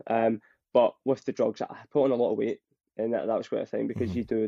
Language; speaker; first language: English; native; English